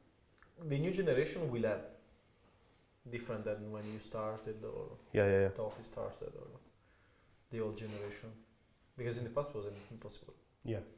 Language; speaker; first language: English; non-native, fluent; Italian